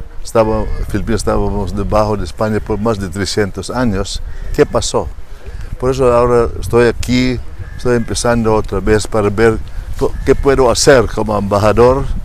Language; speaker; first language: Spanish; non-native, fluent; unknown